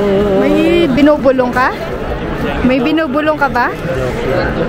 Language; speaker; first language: Filipino; native; Filipino